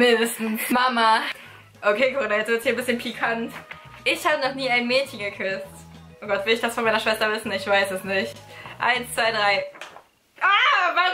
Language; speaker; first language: German; native; German